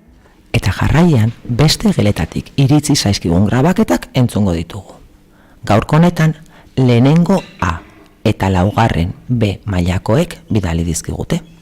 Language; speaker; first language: Basque; native; Basque